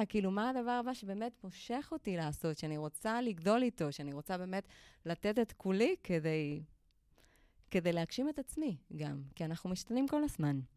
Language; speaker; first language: Hebrew; non-native, fluent; Spanish